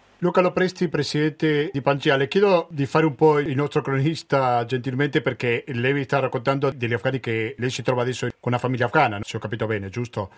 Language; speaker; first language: Italian; native; Italian